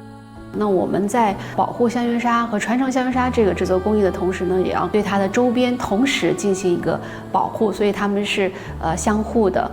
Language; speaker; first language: Chinese; native; Chinese